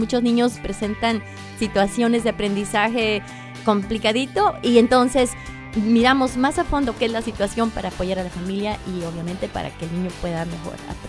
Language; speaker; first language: Spanish; native; Spanish